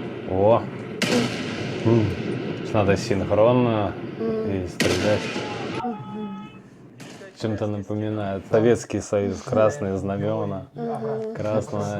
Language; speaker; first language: Russian; native; Russian